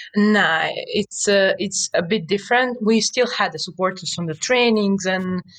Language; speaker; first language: English; non-native, fluent; Serbian